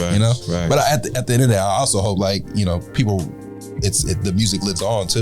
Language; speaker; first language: English; native; English